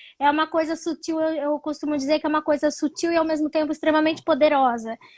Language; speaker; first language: Portuguese; native; Portuguese